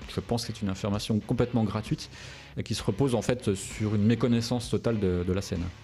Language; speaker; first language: French; native; French